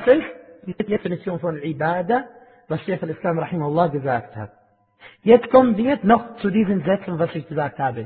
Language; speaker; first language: German; non-native, fluent; Arabic